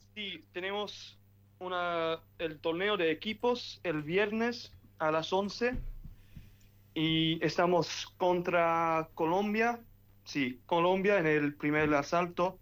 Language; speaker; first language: Spanish; early bilingual, heritage; English